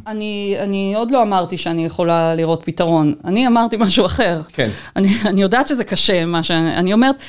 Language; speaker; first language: Hebrew; native; Hebrew